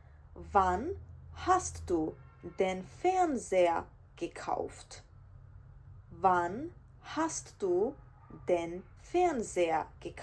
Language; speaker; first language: German; non-native, fluent; Georgian